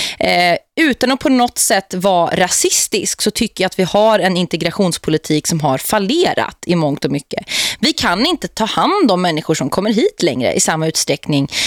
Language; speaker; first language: Swedish; native; Swedish